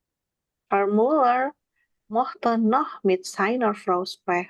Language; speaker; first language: German; non-native, learner; Indonesian